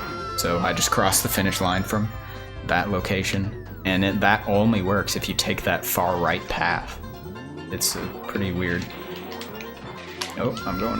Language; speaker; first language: English; native; English